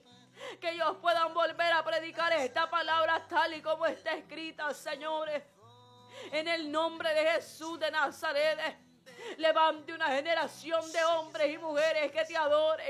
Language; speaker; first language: Spanish; native; Spanish